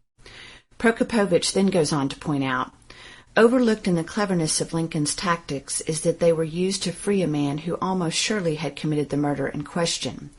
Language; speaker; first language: English; native; English